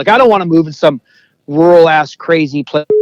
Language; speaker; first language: English; native; English